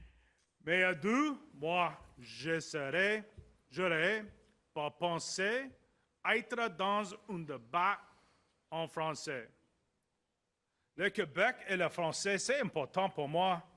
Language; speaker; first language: French; non-native, learner; English